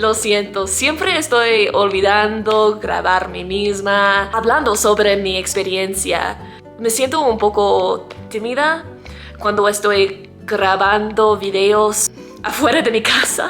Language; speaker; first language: Spanish; non-native, learner; English